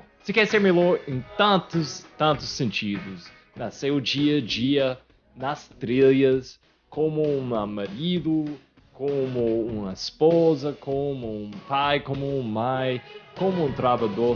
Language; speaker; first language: Portuguese; non-native, fluent; English